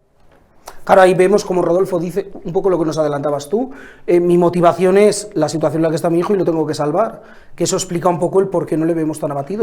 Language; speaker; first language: Spanish; native; Spanish